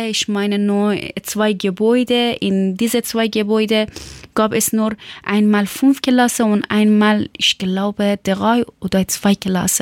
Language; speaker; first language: German; non-native, learner; Persian